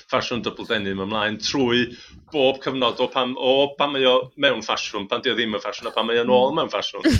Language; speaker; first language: Welsh; native; Welsh